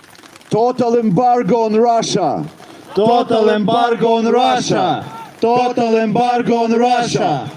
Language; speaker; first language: English; non-native, learner; Ukrainian